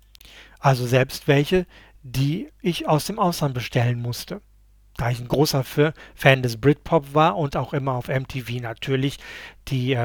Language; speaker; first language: German; native; German